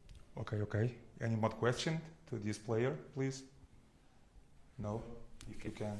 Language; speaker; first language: English; non-native, learner; Portuguese